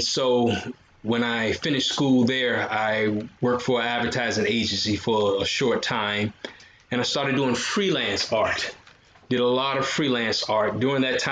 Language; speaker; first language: English; native; English